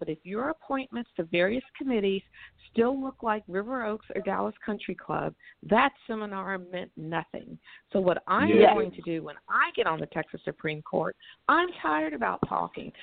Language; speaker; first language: English; native; English